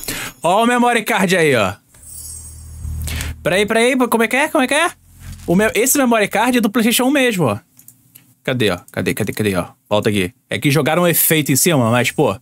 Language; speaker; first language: Portuguese; native; Portuguese